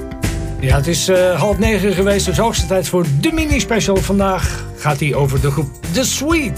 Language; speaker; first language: Dutch; native; Dutch